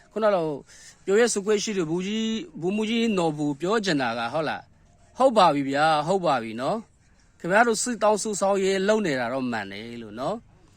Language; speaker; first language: Burmese; non-native, local second language; Kachin